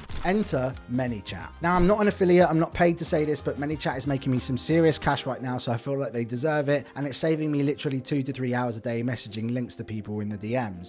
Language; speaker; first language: English; native; English